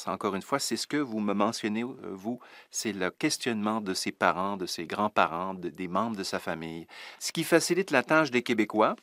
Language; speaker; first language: French; native; French